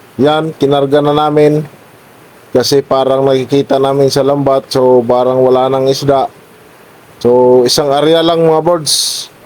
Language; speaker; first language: Filipino; non-native, local second language; Waray